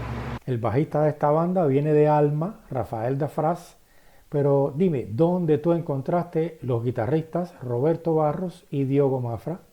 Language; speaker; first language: Spanish; native; Spanish